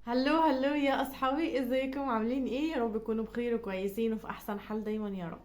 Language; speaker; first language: Arabic; native; Arabic